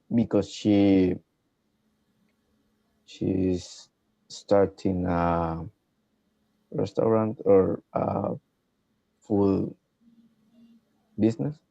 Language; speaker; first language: English; non-native, learner; Spanish